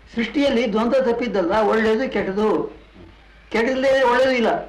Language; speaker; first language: Kannada; non-native, local second language; Tamil